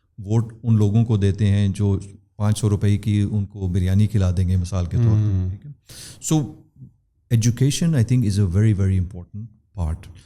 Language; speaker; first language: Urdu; non-native, local second language; Pahari-Potwari